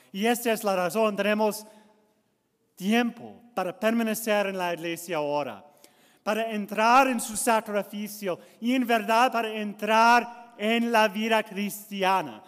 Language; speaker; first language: Spanish; non-native, learner; English